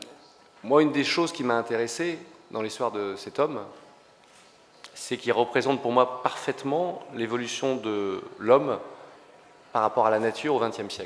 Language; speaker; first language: French; native; French